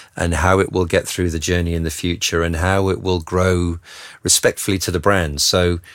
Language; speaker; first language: English; native; English